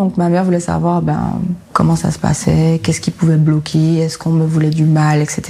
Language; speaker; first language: French; native; French